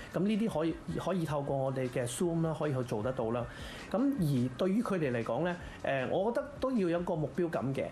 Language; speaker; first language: Cantonese; native; Cantonese